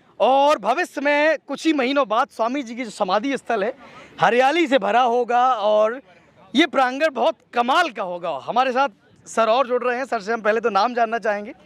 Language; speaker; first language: Hindi; native; Hindi